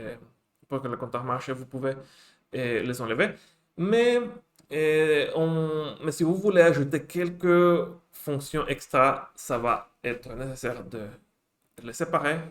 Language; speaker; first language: French; non-native, fluent; Spanish